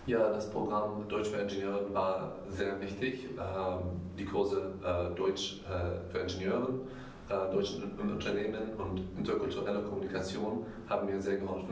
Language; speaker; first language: German; non-native, fluent; Arabic